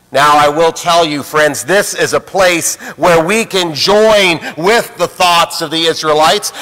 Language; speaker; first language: English; native; English